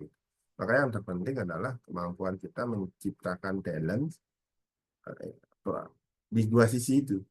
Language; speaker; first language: Indonesian; native; Indonesian